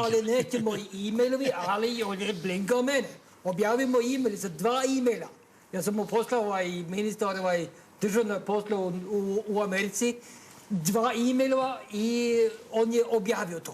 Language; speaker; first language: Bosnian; non-native, learner; Norwegian